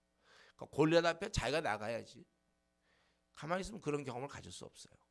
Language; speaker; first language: Korean; native; Korean